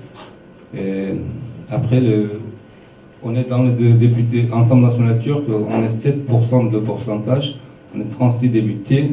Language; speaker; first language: French; non-native, learner; Kurdish